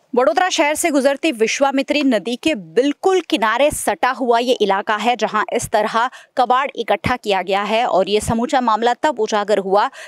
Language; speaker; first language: Hindi; non-native, local second language; Gujarati